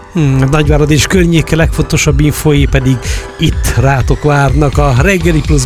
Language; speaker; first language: Hungarian; native; Hungarian